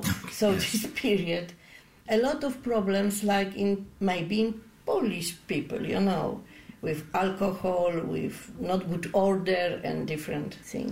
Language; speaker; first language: English; non-native, learner; Polish